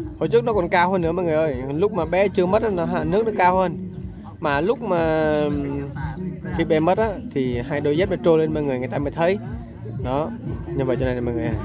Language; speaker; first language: Vietnamese; non-native, local second language; Jarai